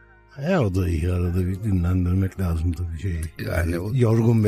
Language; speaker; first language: Turkish; native; Turkish